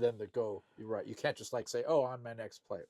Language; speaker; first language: English; native; English